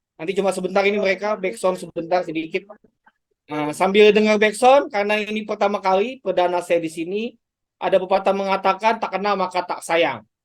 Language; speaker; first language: Indonesian; native; Indonesian